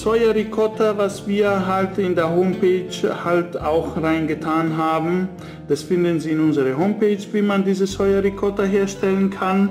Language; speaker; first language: German; non-native, fluent; Italian